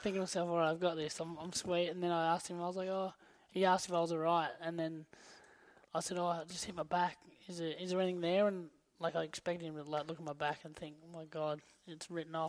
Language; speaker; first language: English; native; English